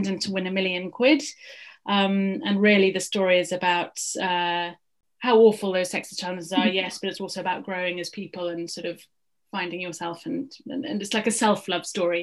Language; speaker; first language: English; native; English